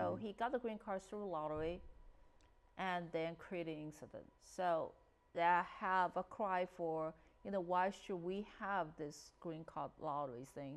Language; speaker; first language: English; non-native, fluent; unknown